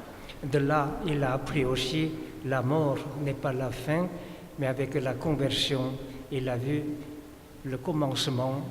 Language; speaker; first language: French; non-native, fluent; Korean